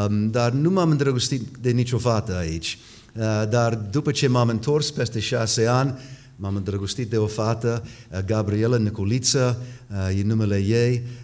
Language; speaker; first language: Romanian; non-native, fluent; English